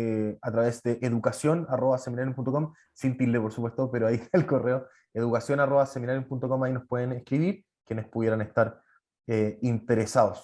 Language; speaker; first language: Spanish; native; Spanish